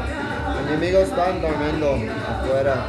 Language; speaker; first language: Spanish; early bilingual, heritage; Spanish